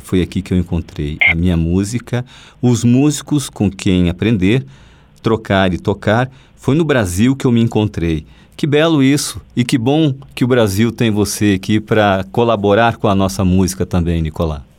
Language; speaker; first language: Portuguese; native; Portuguese